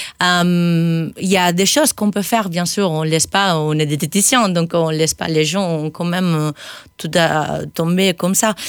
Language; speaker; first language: French; non-native, fluent; Spanish